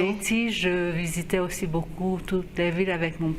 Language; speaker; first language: French; non-native, local second language; Haitian Creole